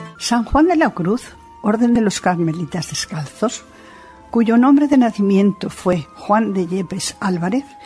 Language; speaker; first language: Spanish; native; Spanish